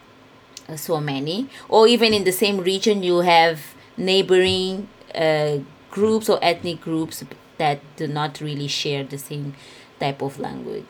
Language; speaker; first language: English; non-native, fluent; Portuguese